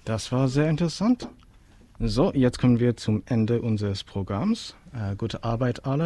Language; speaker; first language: German; non-native, learner; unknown